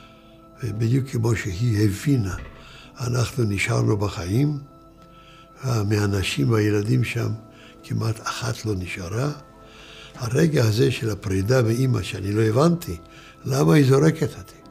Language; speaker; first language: Hebrew; early bilingual, other home language; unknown